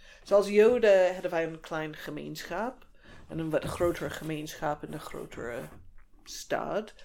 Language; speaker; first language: Dutch; non-native, fluent; English